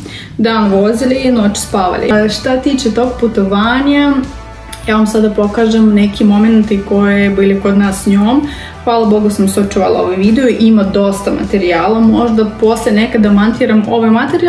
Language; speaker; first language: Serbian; non-native, learner; Russian